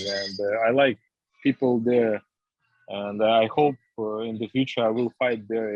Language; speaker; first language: English; non-native, learner; Russian